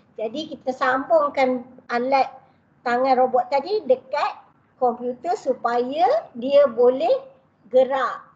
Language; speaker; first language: Malay; native; Malay